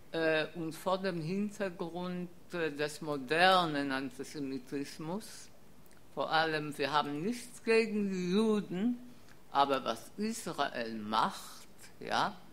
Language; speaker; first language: German; non-native, fluent; Polish